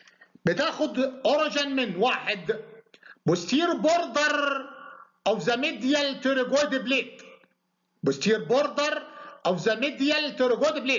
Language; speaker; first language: Arabic; native; Arabic